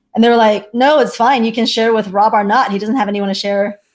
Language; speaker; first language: English; early bilingual, other home language; Chinese